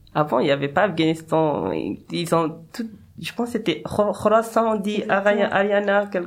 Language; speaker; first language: French; non-native, learner; Persian